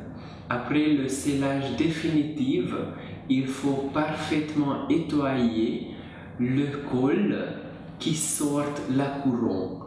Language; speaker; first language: French; non-native, fluent; Hungarian